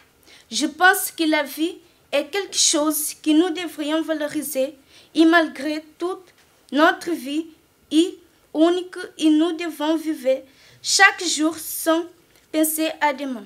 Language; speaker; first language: French; non-native, learner; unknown